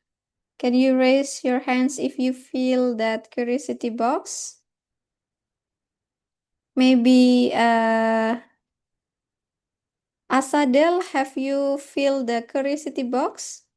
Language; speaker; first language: English; non-native, fluent; Indonesian